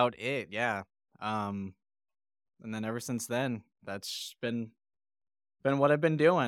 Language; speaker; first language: English; native; English